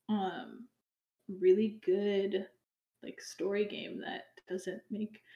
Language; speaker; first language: English; native; English